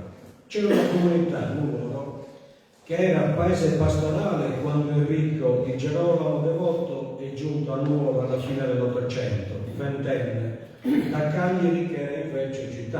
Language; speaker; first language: Italian; native; Italian